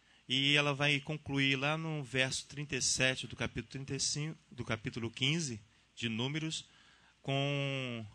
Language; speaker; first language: Portuguese; native; Portuguese